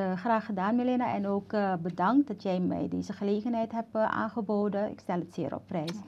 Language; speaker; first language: Dutch; native; Dutch